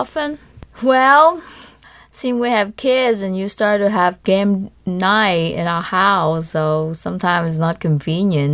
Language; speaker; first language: English; non-native, fluent; Vietnamese